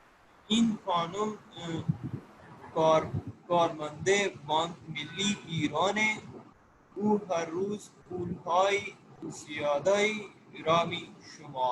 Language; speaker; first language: Persian; non-native, learner; Urdu